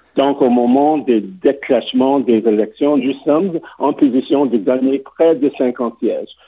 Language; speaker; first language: French; non-native, local second language; English